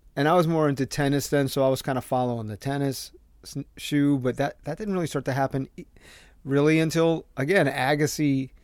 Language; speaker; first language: English; native; English